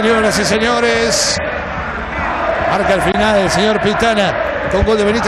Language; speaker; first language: Spanish; native; Spanish